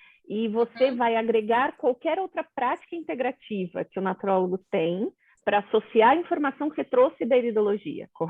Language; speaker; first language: Portuguese; native; Portuguese